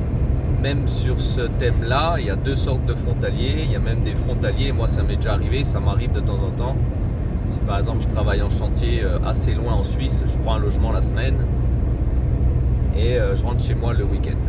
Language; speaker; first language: French; native; French